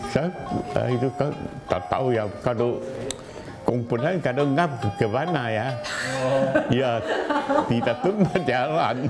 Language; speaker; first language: Indonesian; non-native, local second language; Min Nan Chinese